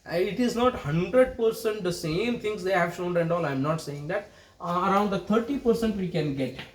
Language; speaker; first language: English; non-native, local second language; Kannada